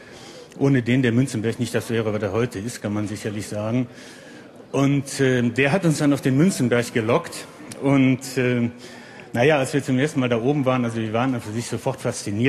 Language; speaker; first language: German; native; German